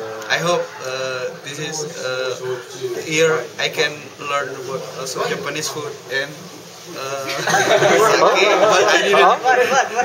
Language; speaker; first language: English; non-native, learner; Indonesian